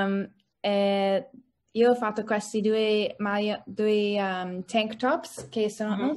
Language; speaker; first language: Italian; non-native, learner; English